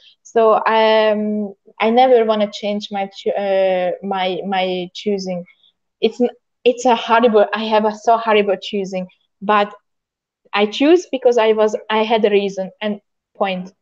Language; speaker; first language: English; non-native, learner; Hungarian